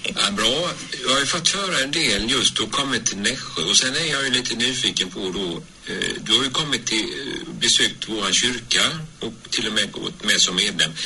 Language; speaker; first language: Swedish; native; Swedish